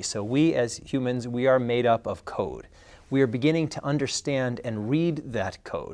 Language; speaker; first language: English; native; English